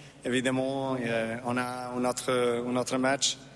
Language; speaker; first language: French; non-native, learner; Serbian